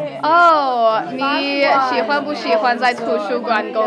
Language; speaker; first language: Chinese; non-native, learner; English